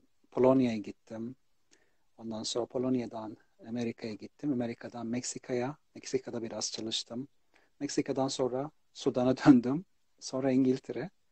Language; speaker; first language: Turkish; non-native, fluent; Arabic